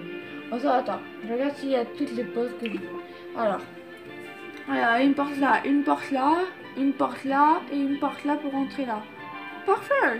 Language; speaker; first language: French; native; French